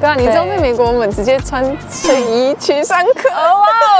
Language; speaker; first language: Chinese; non-native, fluent; English